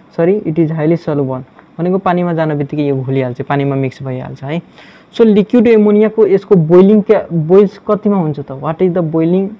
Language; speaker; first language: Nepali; native; Nepali